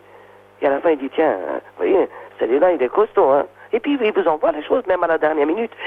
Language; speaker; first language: French; non-native, fluent; Portuguese